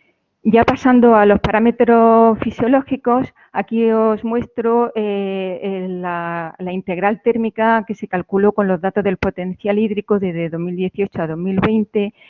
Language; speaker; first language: Spanish; native; Spanish